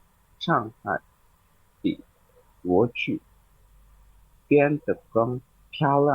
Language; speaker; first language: Chinese; non-native, learner; Indonesian